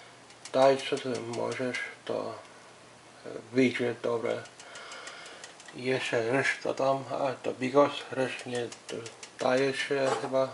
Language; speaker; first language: Polish; early bilingual, heritage; English